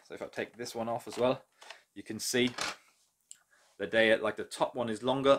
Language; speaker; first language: English; non-native, fluent; German